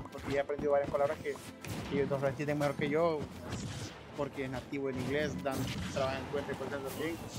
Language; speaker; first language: Spanish; native; Spanish